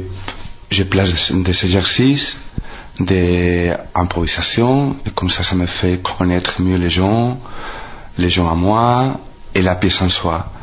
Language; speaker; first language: French; non-native, fluent; Spanish